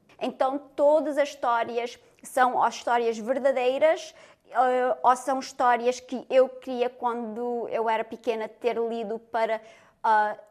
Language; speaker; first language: Portuguese; early bilingual, other home language; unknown